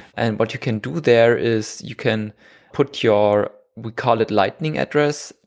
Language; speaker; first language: English; non-native, fluent; German